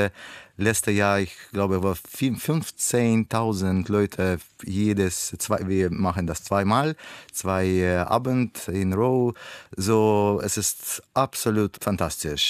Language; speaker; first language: German; non-native, learner; Russian